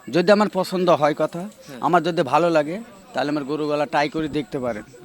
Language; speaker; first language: Bangla; native; Bangla